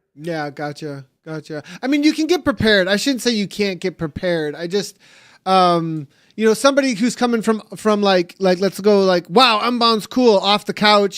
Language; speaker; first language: English; native; English